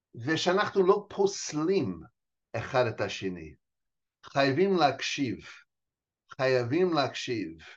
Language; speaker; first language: Hebrew; non-native, fluent; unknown